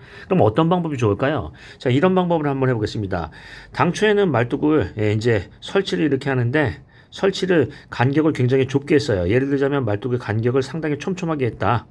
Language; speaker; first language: Korean; native; Korean